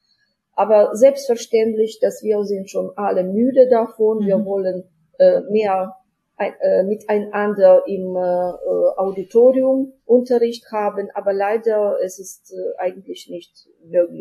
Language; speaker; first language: German; non-native, fluent; Ukrainian